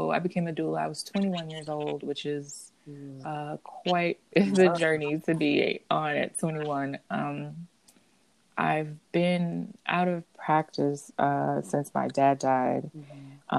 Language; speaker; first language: English; native; English